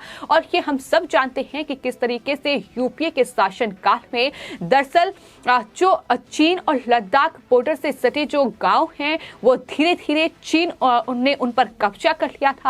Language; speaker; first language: Hindi; native; Hindi